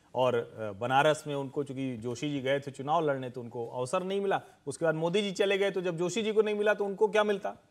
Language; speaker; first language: Hindi; native; Hindi